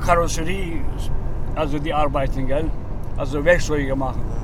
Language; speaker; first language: German; non-native, learner; Turkish